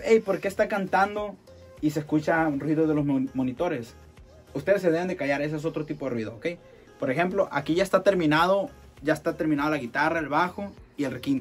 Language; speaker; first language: Spanish; native; Spanish